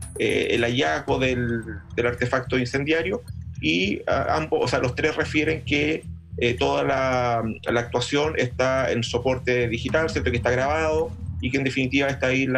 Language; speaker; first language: Spanish; native; Spanish